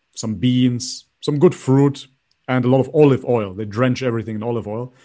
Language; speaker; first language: English; non-native, fluent; Macedonian